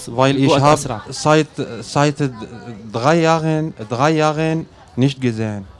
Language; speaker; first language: German; non-native, learner; Arabic